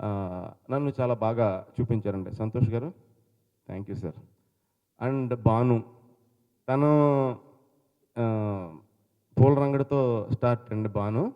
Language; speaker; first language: Telugu; native; Telugu